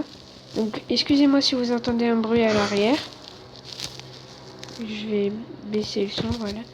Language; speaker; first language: French; native; French